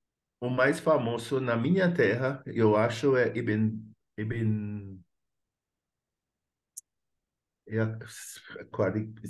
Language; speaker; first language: Portuguese; non-native, fluent; English